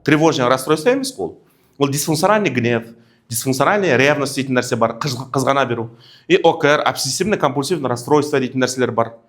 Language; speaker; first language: Russian; non-native, local second language; Kazakh